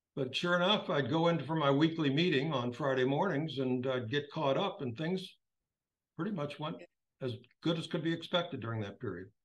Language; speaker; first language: English; native; English